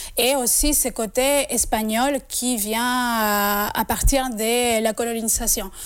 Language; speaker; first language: French; non-native, fluent; Spanish